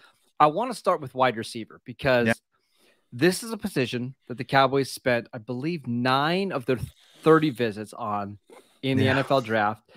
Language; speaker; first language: English; native; English